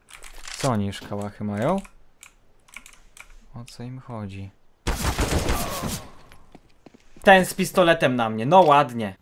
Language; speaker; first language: Polish; native; Polish